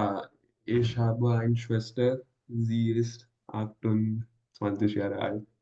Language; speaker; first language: German; non-native, learner; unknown